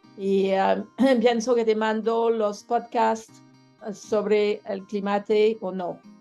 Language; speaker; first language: Spanish; non-native, learner; French